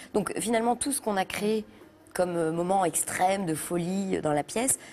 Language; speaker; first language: French; native; French